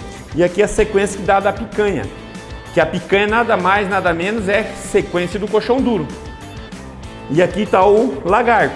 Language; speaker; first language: Portuguese; native; Portuguese